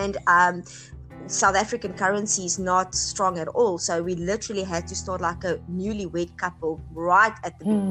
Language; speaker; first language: English; non-native, local second language; Afrikaans